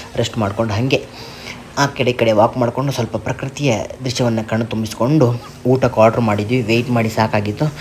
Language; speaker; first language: Kannada; non-native, local second language; Tulu